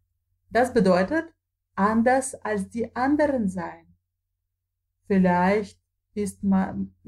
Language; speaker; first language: German; non-native, fluent; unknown